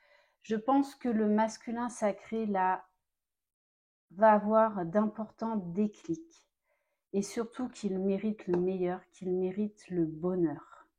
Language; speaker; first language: French; native; French